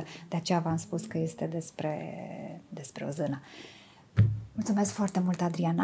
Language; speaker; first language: Romanian; native; Romanian